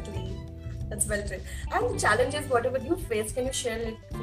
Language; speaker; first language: English; non-native, local second language; Telugu